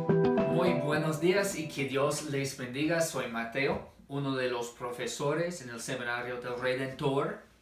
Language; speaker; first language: Spanish; non-native, fluent; English